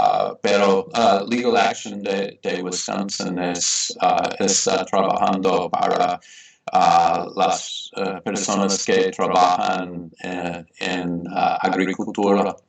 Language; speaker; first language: Spanish; non-native, fluent; English